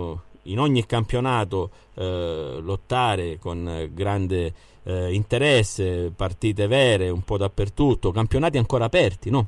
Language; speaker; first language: Italian; native; Italian